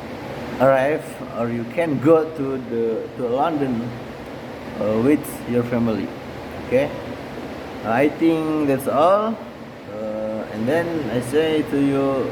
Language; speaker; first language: English; non-native, learner; Indonesian